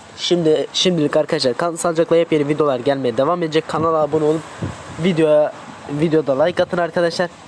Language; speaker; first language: Turkish; non-native, local second language; Kurdish